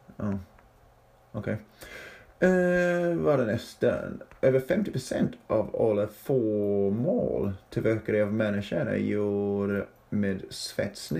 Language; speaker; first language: Swedish; non-native, fluent; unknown